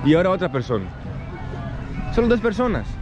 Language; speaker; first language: Spanish; non-native, learner; Greek